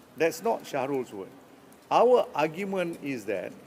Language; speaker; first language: English; non-native, local second language; Malay